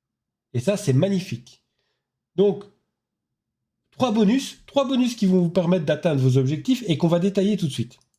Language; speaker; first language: French; native; French